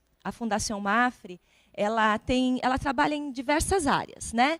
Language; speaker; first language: Portuguese; native; Portuguese